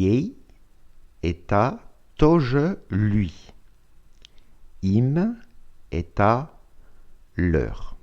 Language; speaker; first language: Russian; non-native, fluent; French